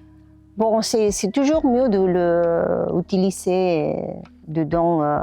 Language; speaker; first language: French; non-native, learner; Spanish